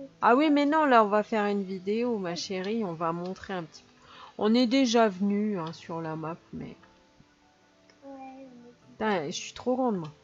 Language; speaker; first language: French; native; French